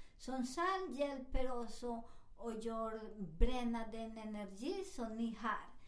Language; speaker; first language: Swedish; non-native, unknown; Spanish